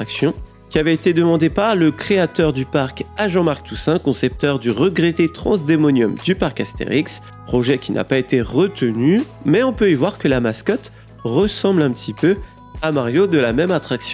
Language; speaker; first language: French; native; French